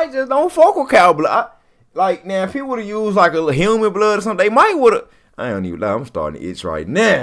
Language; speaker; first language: English; native; English